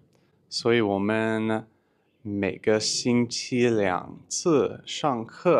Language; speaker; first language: Chinese; non-native, learner; English